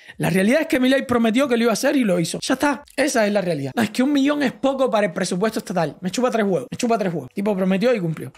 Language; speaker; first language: Spanish; native; Spanish